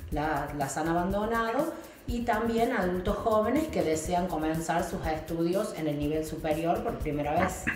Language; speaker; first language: Spanish; native; Spanish